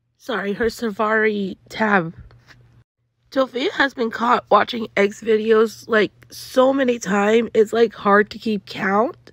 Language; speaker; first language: English; native; English